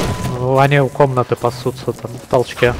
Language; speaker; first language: Russian; native; Russian